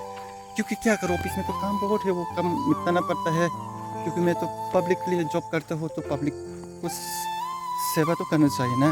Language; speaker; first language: Hindi; non-native, local second language; Kok Borok